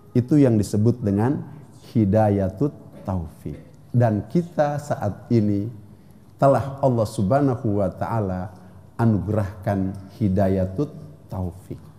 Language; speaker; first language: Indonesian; non-native, local second language; Sundanese